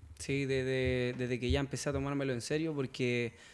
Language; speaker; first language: Spanish; native; Spanish